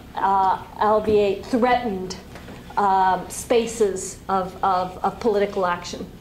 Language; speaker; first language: English; non-native, fluent; Spanish